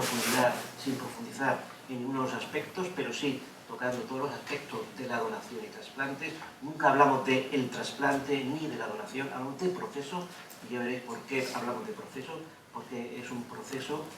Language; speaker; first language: Spanish; native; Spanish